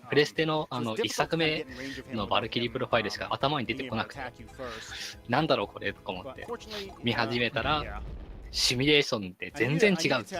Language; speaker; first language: Japanese; native; Japanese